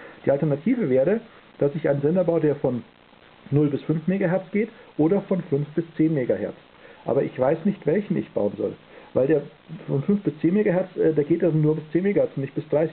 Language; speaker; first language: German; native; German